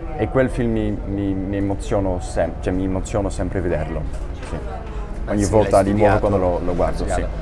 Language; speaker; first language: Italian; non-native, fluent; Dutch